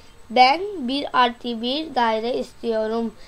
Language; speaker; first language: Turkish; non-native, learner; Urdu